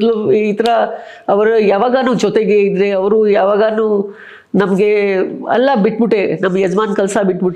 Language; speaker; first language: Kannada; non-native, local second language; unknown